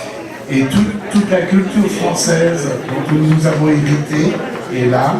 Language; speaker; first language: French; early bilingual, heritage; English